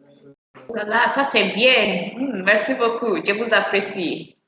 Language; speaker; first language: French; non-native, learner; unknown